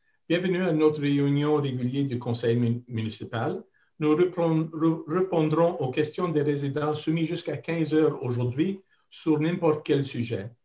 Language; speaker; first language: French; non-native, local second language; English